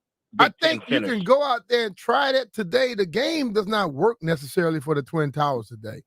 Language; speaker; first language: English; native; English